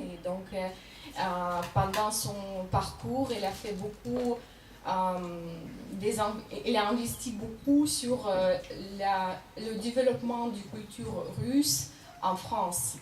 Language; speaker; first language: French; non-native, fluent; Russian